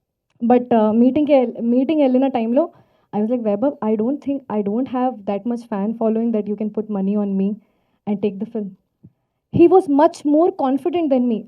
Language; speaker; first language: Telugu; non-native, fluent; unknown